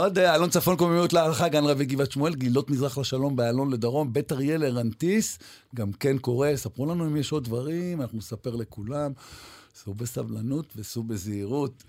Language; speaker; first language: Hebrew; native; Hebrew